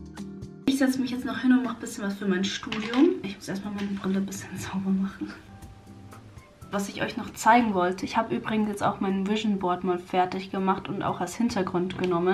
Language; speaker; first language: German; native; German